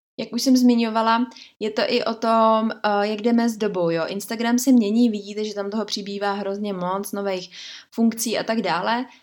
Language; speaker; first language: Czech; native; Czech